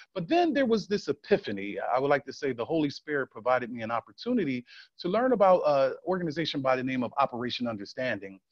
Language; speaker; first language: English; native; English